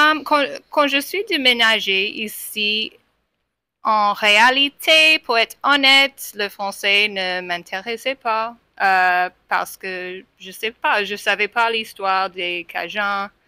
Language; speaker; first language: French; non-native, fluent; English